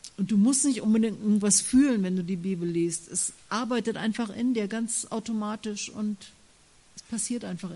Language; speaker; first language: German; native; German